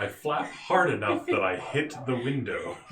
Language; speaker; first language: English; native; English